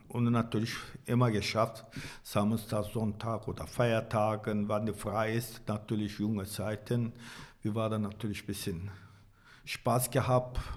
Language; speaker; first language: German; non-native, learner; Turkish